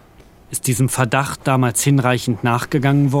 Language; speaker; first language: German; native; German